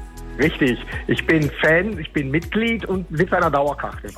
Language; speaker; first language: German; native; German